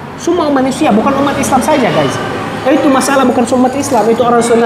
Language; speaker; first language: Indonesian; non-native, fluent; Arabic